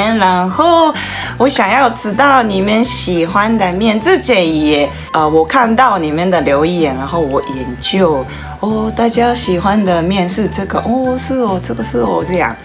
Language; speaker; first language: Chinese; non-native, learner; Japanese